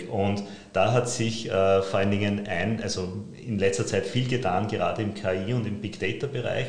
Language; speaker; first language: German; native; German